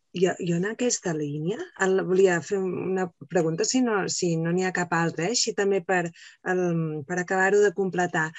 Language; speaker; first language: Catalan; native; Catalan